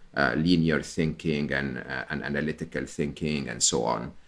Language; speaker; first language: English; non-native, fluent; Arabic